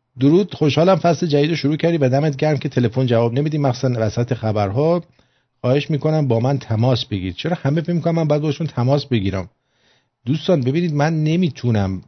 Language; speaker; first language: Persian; native; Persian